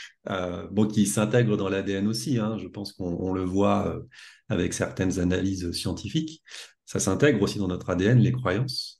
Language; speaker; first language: French; native; French